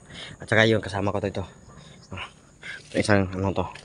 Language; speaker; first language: Filipino; non-native, local second language; Cebuano